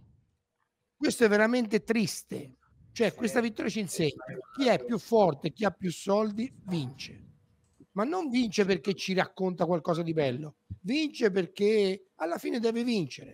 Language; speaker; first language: Italian; native; Italian